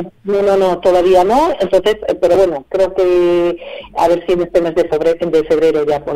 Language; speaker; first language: Spanish; native; Spanish